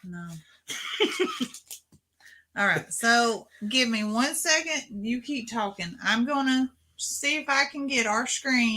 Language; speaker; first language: English; native; English